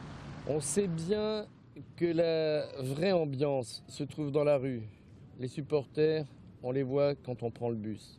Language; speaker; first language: French; native; French